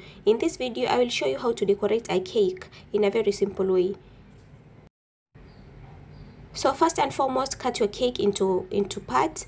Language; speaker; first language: English; non-native, local second language; Swahili